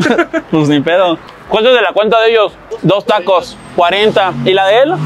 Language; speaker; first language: Spanish; native; Spanish